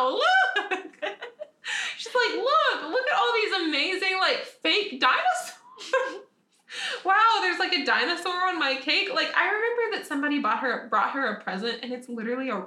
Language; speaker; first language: English; native; English